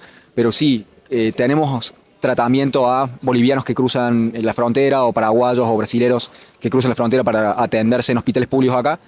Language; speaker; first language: Spanish; native; Spanish